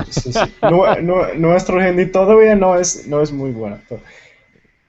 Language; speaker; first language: Spanish; non-native, fluent; Tamil